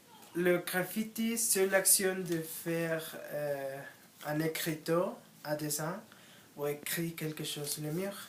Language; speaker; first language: French; non-native, learner; Spanish